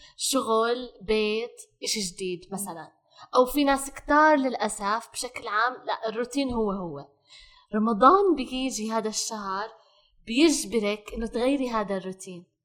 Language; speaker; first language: Arabic; native; Arabic